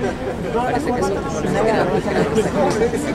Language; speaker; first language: Spanish; native; Spanish